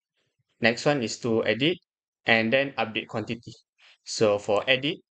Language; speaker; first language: English; non-native, local second language; Malay